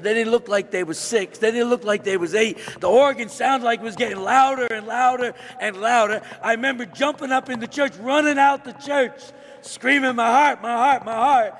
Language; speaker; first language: English; native; English